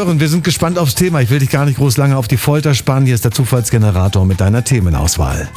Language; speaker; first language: German; native; German